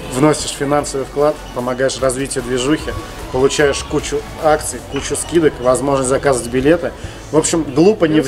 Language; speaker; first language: Russian; native; Russian